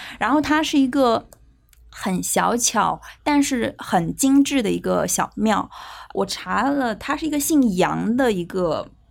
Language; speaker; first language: Chinese; native; Chinese